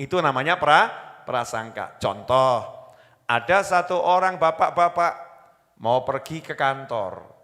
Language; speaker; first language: Indonesian; native; Indonesian